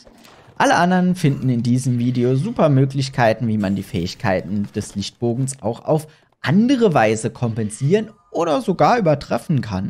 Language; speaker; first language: German; native; German